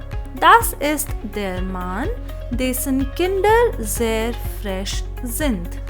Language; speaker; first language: German; non-native, fluent; Hindi